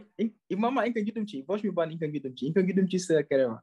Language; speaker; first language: Armenian; non-native, learner; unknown